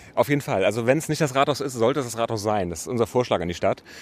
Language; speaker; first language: German; native; German